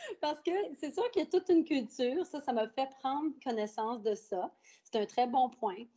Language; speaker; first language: French; native; French